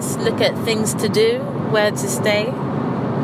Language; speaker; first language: English; native; English